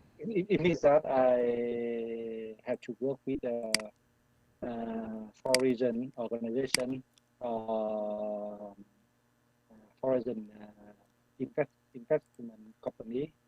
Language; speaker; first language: English; non-native, learner; Vietnamese